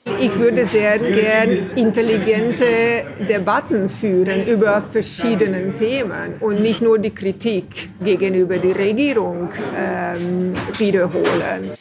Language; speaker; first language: German; non-native, fluent; Hungarian